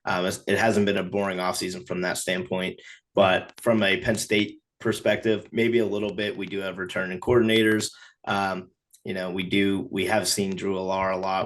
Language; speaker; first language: English; native; English